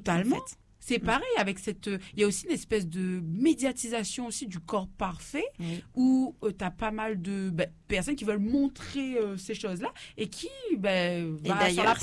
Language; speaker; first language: French; native; French